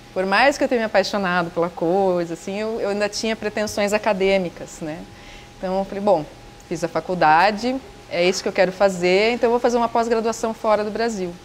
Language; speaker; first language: Portuguese; native; Portuguese